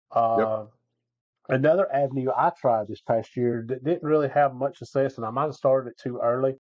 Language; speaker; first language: English; native; English